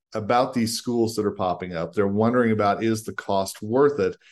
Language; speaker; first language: English; native; English